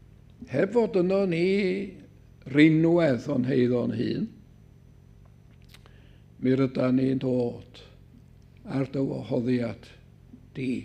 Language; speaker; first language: Welsh; native; Welsh